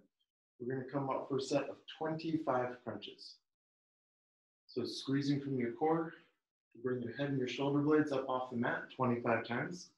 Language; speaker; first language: English; native; English